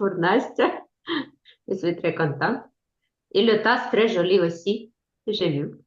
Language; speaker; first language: French; non-native, learner; Ukrainian